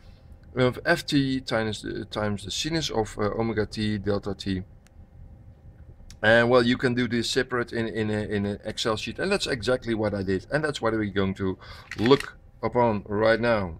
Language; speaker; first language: English; non-native, fluent; Dutch